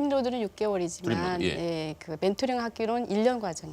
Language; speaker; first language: Korean; native; Korean